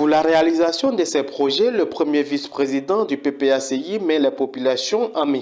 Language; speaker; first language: French; native; French